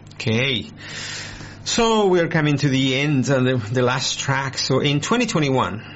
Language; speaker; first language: English; non-native, fluent; Spanish